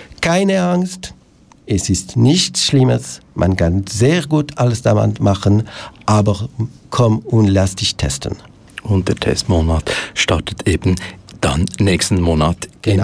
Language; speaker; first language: German; non-native, local second language; French